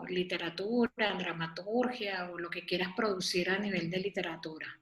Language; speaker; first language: Spanish; native; Spanish